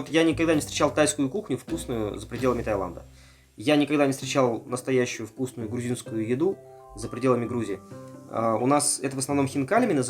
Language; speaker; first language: Russian; native; Russian